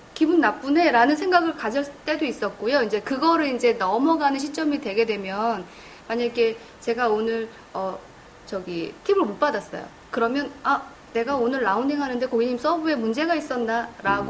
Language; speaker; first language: Korean; native; Korean